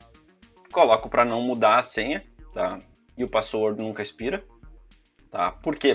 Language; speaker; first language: Portuguese; native; Portuguese